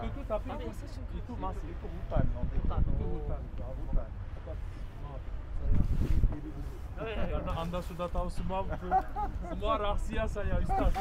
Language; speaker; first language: Indonesian; non-native, fluent; Turkish